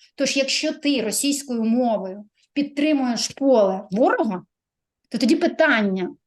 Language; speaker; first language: Ukrainian; non-native, local second language; Russian